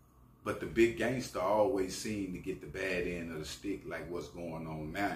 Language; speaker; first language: English; native; English